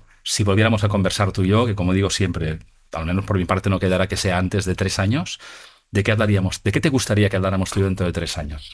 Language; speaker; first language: Spanish; native; Spanish